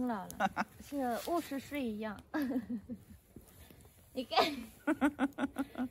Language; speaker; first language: Chinese; non-native, learner; Lao